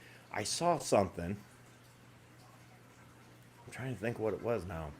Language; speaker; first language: English; native; English